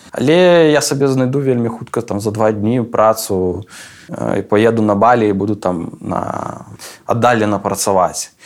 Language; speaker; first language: Belarusian; non-native, local second language; Russian